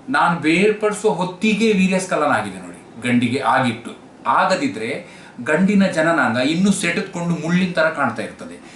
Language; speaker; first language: Kannada; native; Kannada